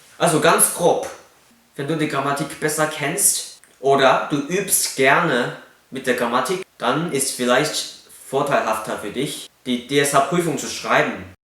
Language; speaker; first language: German; non-native, fluent; Cantonese